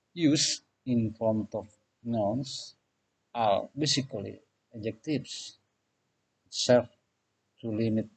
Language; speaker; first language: English; non-native, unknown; Indonesian